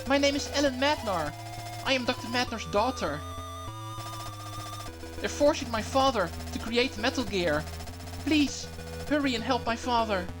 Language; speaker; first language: English; non-native, fluent; Dutch